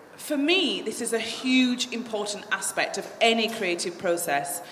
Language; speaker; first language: English; native; English